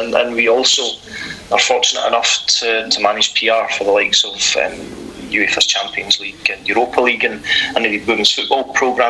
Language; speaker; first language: English; native; English